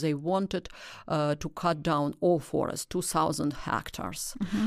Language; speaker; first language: English; non-native, learner; Russian